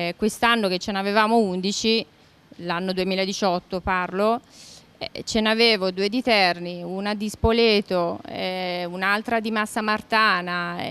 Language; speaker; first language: Italian; native; Italian